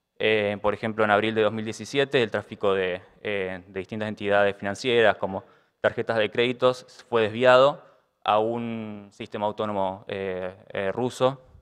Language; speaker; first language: Spanish; native; Spanish